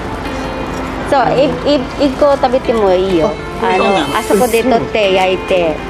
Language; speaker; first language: Japanese; non-native, fluent; Filipino